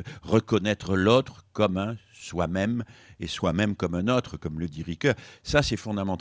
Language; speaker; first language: French; native; French